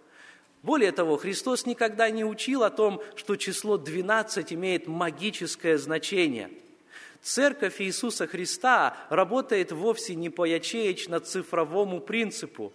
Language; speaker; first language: Russian; native; Russian